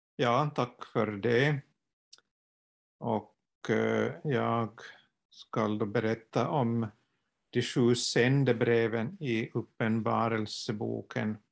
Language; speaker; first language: Swedish; native; Swedish